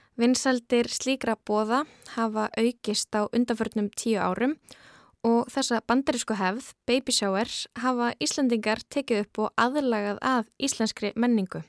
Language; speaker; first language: Icelandic; native; Icelandic